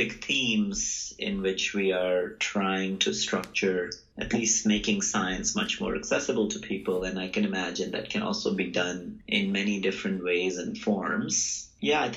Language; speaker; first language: English; non-native, local second language; Hindi